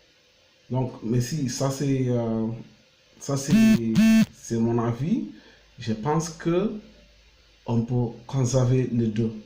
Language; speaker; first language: French; non-native, learner; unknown